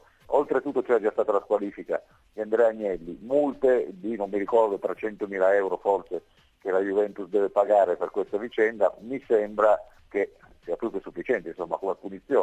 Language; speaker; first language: Italian; native; Italian